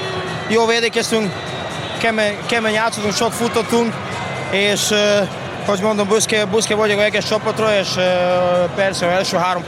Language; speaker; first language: Hungarian; non-native, learner; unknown